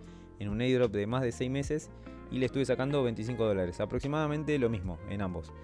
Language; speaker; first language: Spanish; native; Spanish